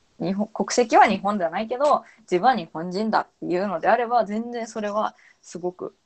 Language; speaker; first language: Japanese; native; Japanese